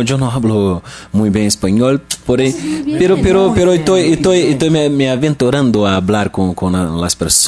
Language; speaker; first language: Spanish; non-native, learner; Portuguese